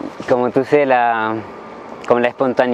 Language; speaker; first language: French; non-native, learner; Spanish